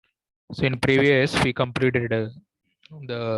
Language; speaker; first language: English; non-native, local second language; Telugu